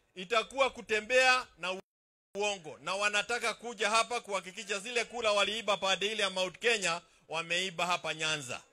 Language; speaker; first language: Swahili; non-native, local second language; Kikuyu